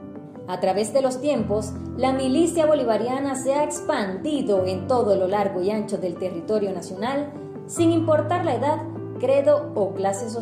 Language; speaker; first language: Spanish; native; Spanish